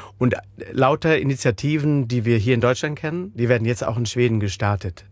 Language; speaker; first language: German; native; German